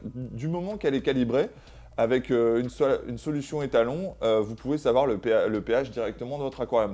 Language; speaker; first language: French; native; French